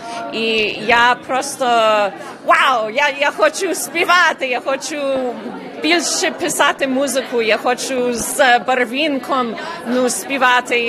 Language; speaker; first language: Ukrainian; early bilingual, heritage; Ukrainian